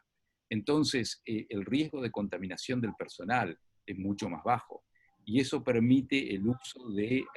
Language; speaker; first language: Spanish; native; Spanish